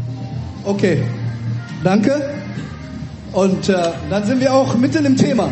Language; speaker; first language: German; early bilingual, other home language; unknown